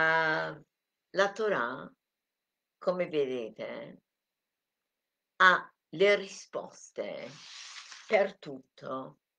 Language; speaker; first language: Italian; non-native, fluent; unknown